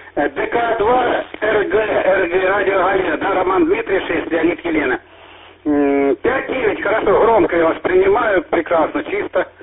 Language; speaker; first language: Russian; native; Russian